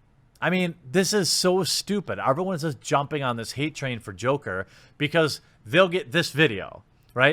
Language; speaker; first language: English; native; English